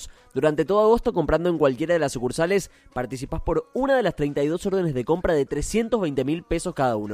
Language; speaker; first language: Spanish; native; Spanish